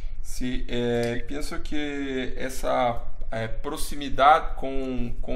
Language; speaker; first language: Spanish; non-native, fluent; Portuguese